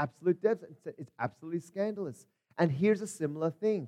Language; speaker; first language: English; native; English